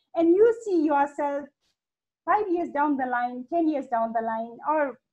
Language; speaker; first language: English; non-native, fluent; Hindi